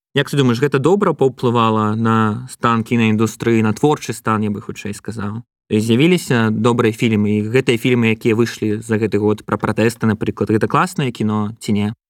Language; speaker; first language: Belarusian; non-native, local second language; Russian